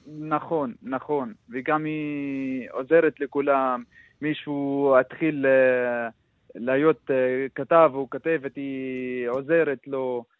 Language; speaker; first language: Hebrew; non-native, local second language; Arabic